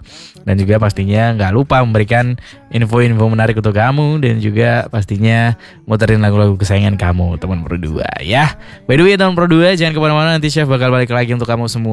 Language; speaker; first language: Indonesian; native; Indonesian